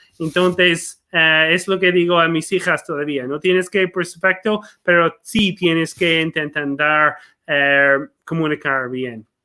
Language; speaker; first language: Spanish; non-native, fluent; English